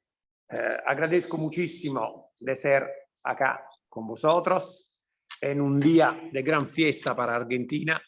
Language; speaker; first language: Spanish; non-native, fluent; Italian